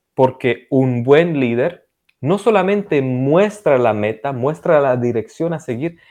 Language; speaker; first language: Spanish; non-native, fluent; Romanian